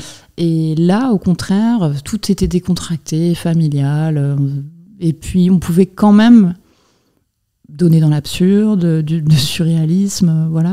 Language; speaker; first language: French; native; French